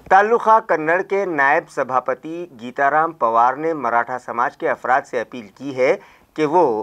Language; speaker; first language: Hindi; non-native, local second language; Urdu